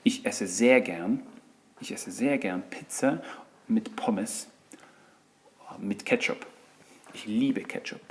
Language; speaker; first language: German; non-native, fluent; English